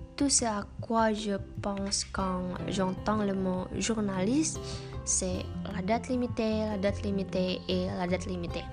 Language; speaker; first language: French; non-native, learner; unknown